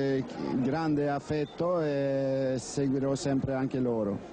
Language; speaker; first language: Italian; non-native, fluent; Swedish